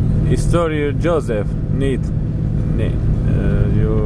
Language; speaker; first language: English; non-native, learner; Romanian